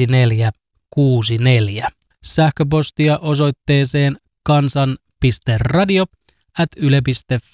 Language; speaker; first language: Finnish; native; Finnish